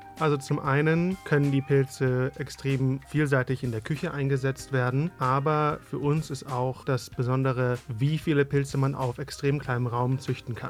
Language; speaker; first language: German; native; German